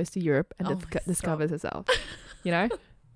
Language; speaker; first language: English; native; English